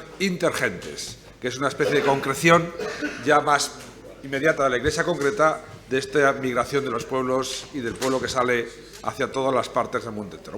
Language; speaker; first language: Spanish; native; Spanish